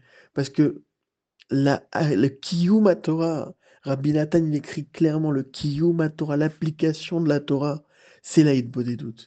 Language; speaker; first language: French; native; French